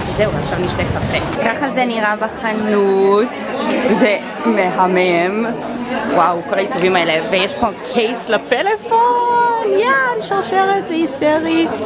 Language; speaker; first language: Hebrew; non-native, fluent; English